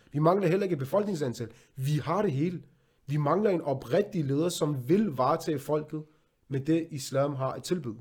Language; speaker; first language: Danish; early bilingual, other home language; Arabic